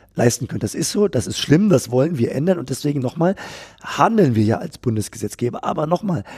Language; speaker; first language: German; native; German